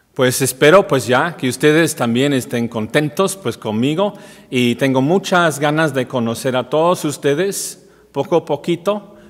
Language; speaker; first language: Spanish; non-native, fluent; English